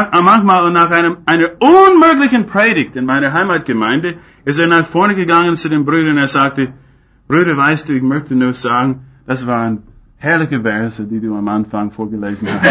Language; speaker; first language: German; non-native, fluent; English